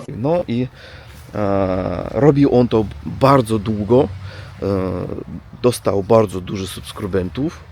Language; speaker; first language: Polish; non-native, learner; Russian